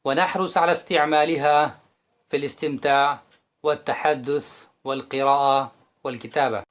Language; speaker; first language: Arabic; non-native, fluent; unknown